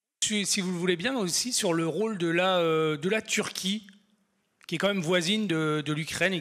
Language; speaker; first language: French; native; French